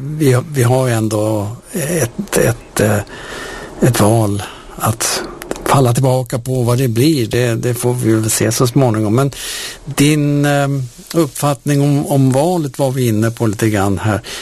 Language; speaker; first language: Swedish; native; Swedish